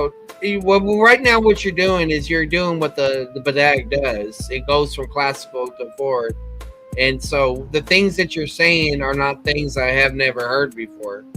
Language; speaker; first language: English; native; English